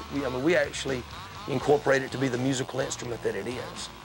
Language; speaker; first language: English; native; English